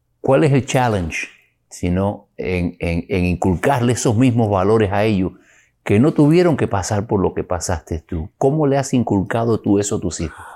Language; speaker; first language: Spanish; early bilingual, other home language; English